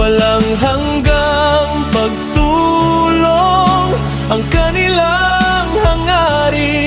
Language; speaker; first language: Filipino; native; Filipino